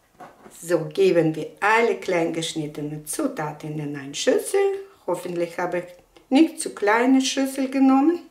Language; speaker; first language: German; non-native, fluent; Russian